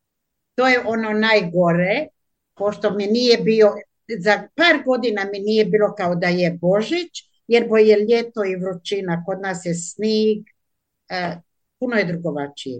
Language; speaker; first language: Croatian; native; Croatian